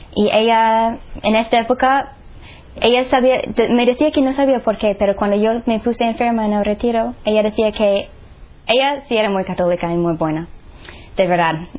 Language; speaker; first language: Spanish; non-native, fluent; English